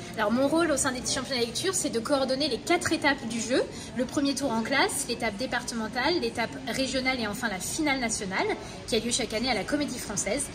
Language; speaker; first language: French; native; French